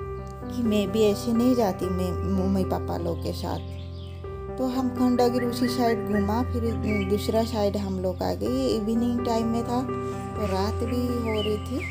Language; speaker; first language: Hindi; non-native, local second language; Odia